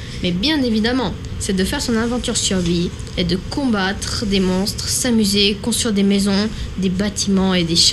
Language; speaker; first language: French; native; French